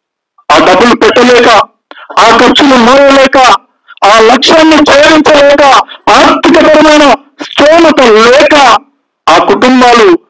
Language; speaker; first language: Telugu; native; Telugu